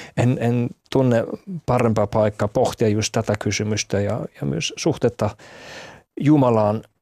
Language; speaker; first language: Finnish; non-native, fluent; German